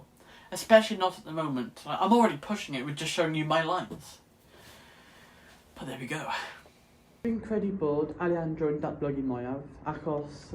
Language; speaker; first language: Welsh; non-native, local second language; English